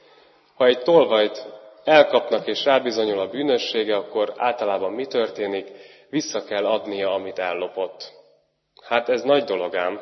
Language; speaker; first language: Hungarian; native; Hungarian